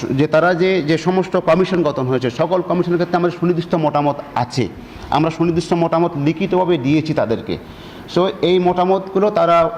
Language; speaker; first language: Bangla; non-native, local second language; Chakma